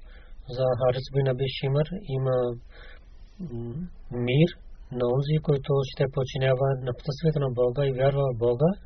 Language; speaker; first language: Bulgarian; non-native, fluent; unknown